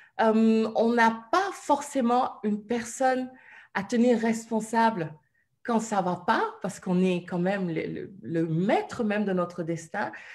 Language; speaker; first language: French; non-native, local second language; Wolof